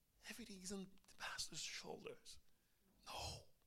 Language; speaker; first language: English; non-native, fluent; Haitian Creole